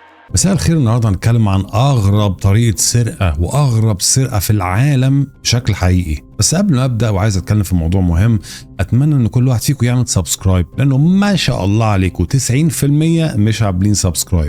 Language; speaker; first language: Arabic; native; Arabic